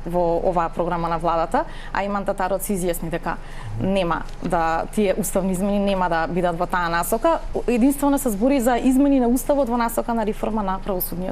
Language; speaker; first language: Macedonian; native; Macedonian